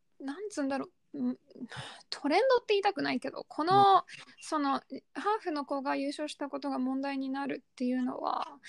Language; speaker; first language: Japanese; early bilingual, other home language; Russian